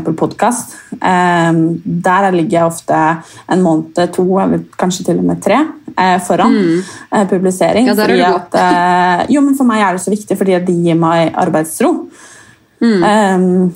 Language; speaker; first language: Norwegian; native; Norwegian